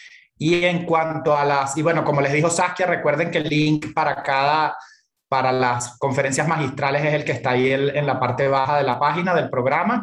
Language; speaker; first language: Spanish; native; Spanish